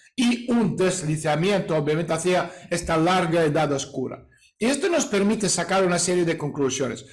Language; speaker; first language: Spanish; non-native, fluent; Russian